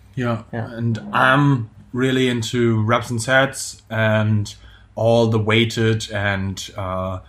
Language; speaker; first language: English; non-native, fluent; German